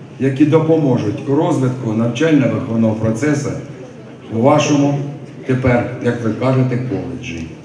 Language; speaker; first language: Ukrainian; native; Ukrainian